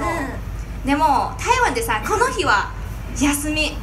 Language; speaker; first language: Japanese; non-native, fluent; Chinese